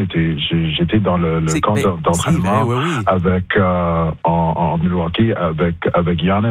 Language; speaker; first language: French; non-native, local second language; English